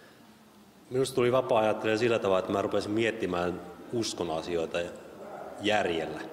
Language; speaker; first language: Finnish; native; Finnish